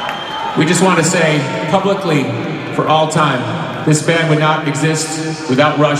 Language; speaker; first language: English; native; English